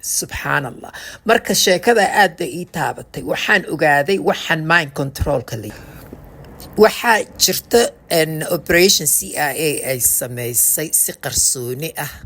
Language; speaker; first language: Somali; early bilingual, heritage; Somali